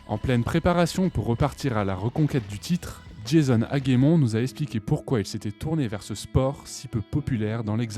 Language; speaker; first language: French; native; French